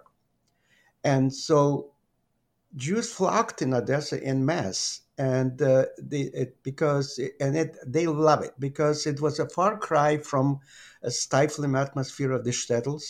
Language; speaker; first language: English; non-native, fluent; Ukrainian